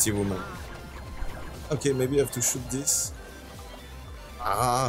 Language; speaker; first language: English; non-native, learner; French